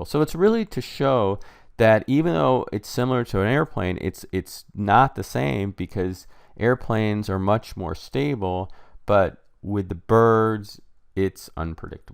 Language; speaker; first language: English; native; English